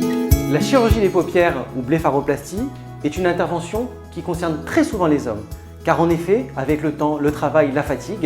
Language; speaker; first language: French; native; French